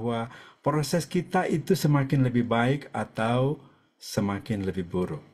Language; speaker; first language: Indonesian; native; Indonesian